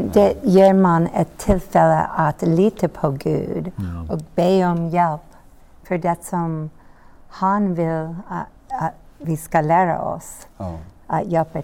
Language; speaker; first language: Swedish; non-native, learner; English